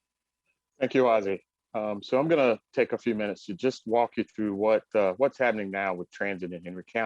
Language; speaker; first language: English; native; English